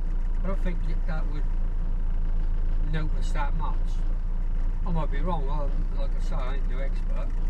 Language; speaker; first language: English; native; English